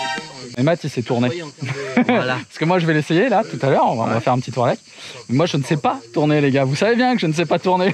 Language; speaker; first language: French; native; French